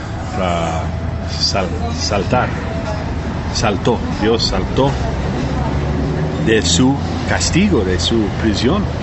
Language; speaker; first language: Spanish; non-native, learner; English